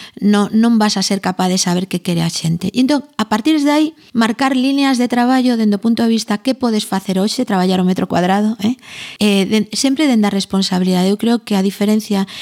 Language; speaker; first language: Galician; native; Galician